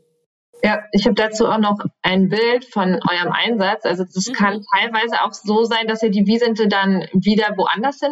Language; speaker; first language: German; native; German